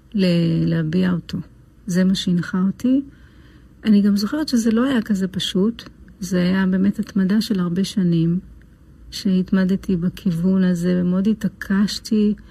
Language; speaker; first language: Hebrew; native; Hebrew